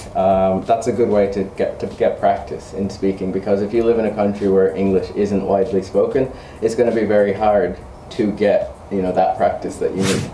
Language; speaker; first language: English; native; English